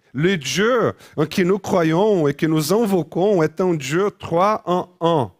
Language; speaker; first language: French; non-native, fluent; Portuguese